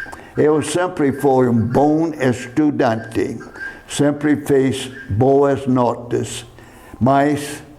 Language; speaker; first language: Portuguese; non-native, fluent; English